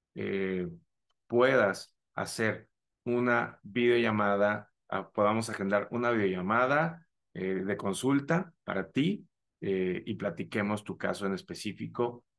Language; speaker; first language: Spanish; native; Spanish